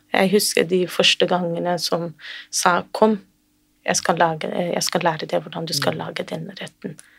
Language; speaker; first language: Norwegian; non-native, fluent; Kurdish